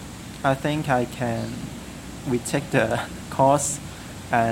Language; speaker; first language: English; non-native, learner; Cantonese